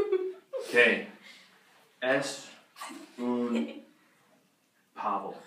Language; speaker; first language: Spanish; non-native, fluent; English